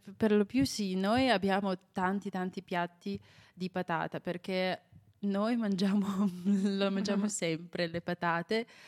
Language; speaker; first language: Italian; non-native, fluent; Belarusian